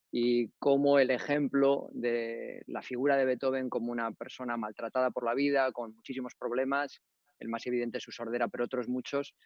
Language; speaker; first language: Spanish; native; Spanish